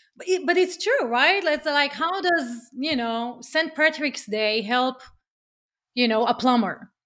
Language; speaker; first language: English; non-native, fluent; Hebrew